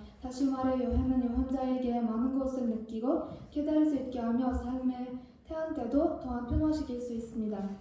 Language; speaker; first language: Korean; non-native, learner; Kazakh